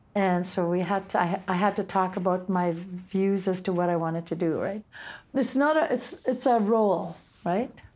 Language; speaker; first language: English; native; English